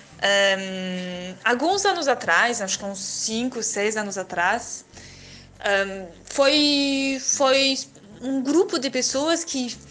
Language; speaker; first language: Portuguese; non-native, fluent; French